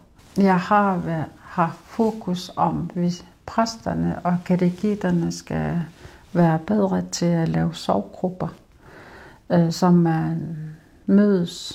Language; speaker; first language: Danish; non-native, local second language; Kalaallisut